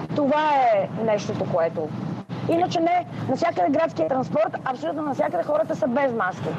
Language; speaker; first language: Bulgarian; native; Bulgarian